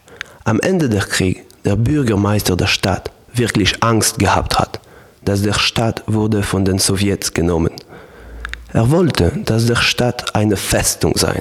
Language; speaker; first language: German; non-native, learner; Polish